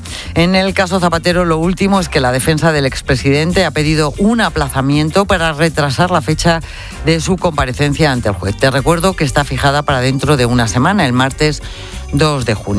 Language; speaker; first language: Spanish; native; Spanish